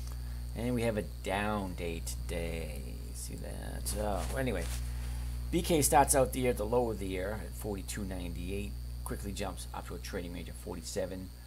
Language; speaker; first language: English; native; English